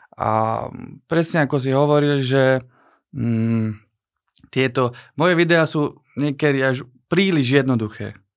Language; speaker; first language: Slovak; non-native, local second language; Hungarian